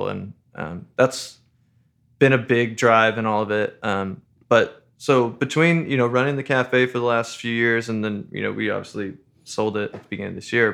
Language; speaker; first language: English; native; English